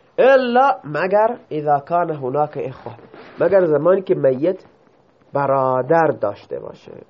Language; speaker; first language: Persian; non-native, local second language; Baluchi